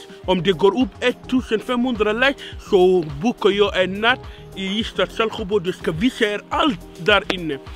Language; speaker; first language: Swedish; non-native, fluent; Arabic